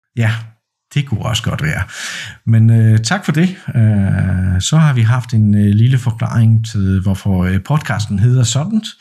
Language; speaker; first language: Danish; non-native, fluent; Polish